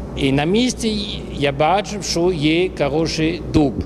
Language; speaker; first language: Ukrainian; non-native, fluent; French